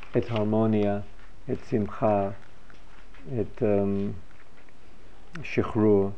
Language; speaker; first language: Hebrew; non-native, fluent; English